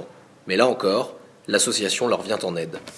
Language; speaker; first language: French; native; French